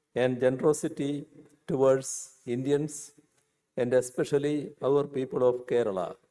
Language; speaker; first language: English; non-native, local second language; Malayalam